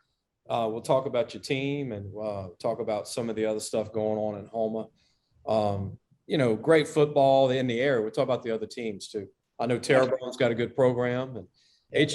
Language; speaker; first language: English; native; English